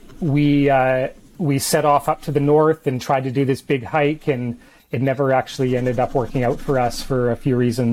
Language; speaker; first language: English; native; English